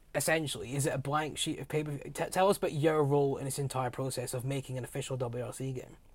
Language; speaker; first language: English; native; English